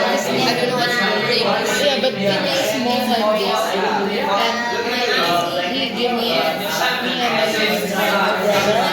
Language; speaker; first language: English; non-native, learner; Indonesian